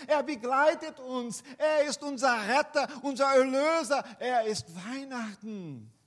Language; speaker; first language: German; non-native, fluent; Portuguese